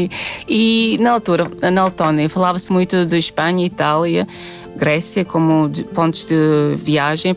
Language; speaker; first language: Portuguese; non-native, fluent; Latvian